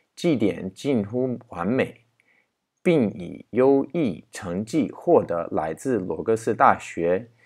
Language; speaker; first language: Chinese; non-native, fluent; English